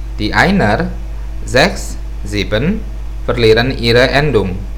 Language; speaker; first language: German; non-native, fluent; Indonesian